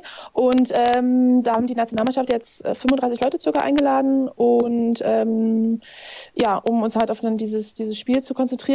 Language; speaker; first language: German; native; German